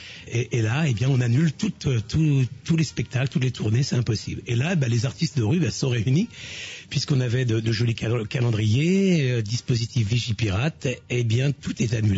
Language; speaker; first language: French; native; French